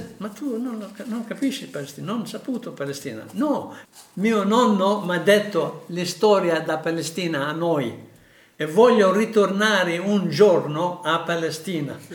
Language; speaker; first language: Italian; non-native, learner; Arabic